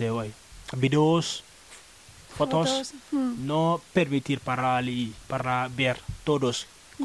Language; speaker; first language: Spanish; non-native, learner; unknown